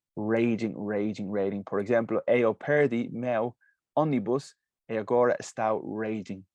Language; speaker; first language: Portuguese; non-native, fluent; English